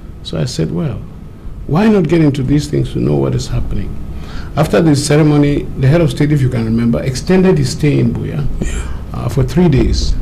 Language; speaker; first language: English; native; English